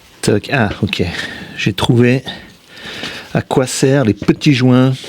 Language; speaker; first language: French; native; French